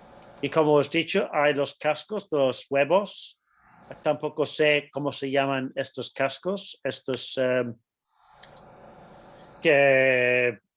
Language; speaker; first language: Spanish; non-native, fluent; English